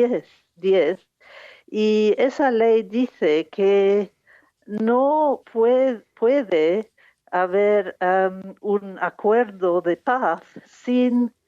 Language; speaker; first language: Spanish; non-native, fluent; English